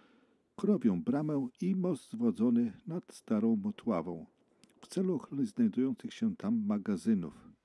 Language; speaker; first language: Polish; native; Polish